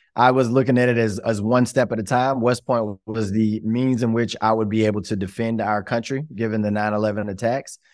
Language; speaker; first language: English; native; English